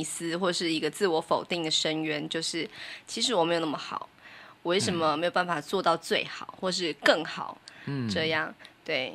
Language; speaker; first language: Chinese; native; Chinese